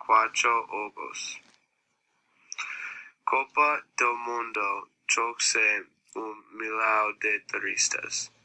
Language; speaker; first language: Portuguese; non-native, learner; English